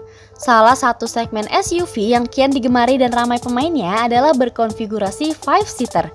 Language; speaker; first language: Indonesian; native; Indonesian